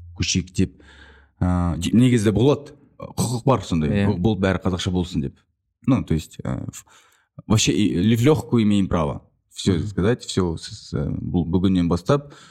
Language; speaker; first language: Kazakh; non-native, local second language; Russian